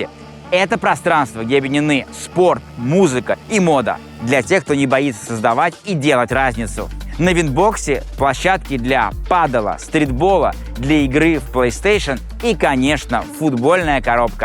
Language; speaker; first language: Russian; native; Russian